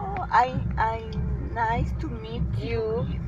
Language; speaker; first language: English; non-native, learner; Spanish